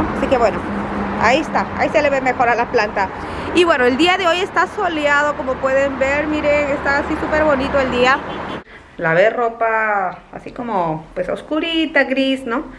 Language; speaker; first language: Spanish; native; Spanish